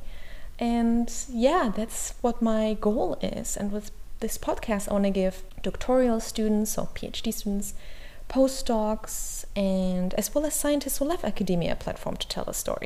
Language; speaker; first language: English; non-native, fluent; German